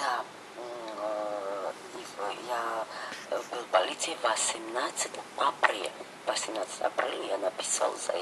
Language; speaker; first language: Russian; non-native, fluent; Georgian